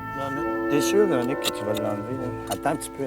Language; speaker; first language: French; native; French